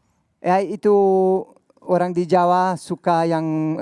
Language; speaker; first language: Indonesian; non-native, learner; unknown